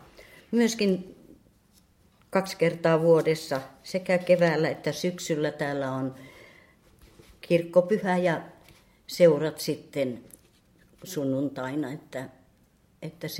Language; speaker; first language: Finnish; native; Finnish